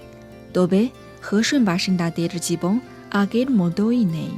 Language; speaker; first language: Bangla; non-native, fluent; Chinese